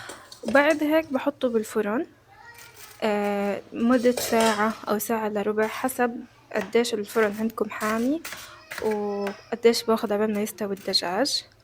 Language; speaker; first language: Arabic; native; Arabic